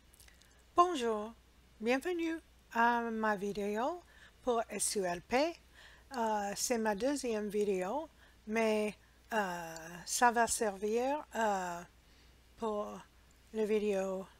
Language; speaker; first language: French; non-native, learner; English